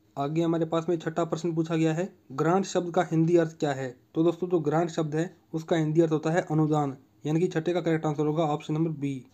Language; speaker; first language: Hindi; native; Hindi